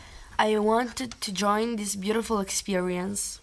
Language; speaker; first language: English; non-native, learner; Italian